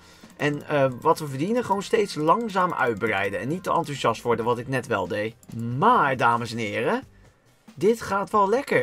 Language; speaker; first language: Dutch; native; Dutch